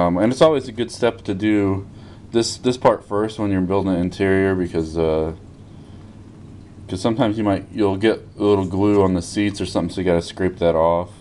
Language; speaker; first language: English; native; English